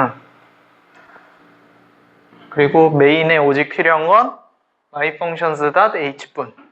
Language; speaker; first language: Korean; native; Korean